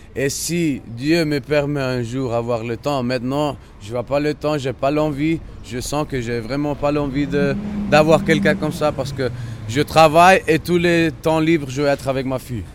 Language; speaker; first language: French; non-native, local second language; Spanish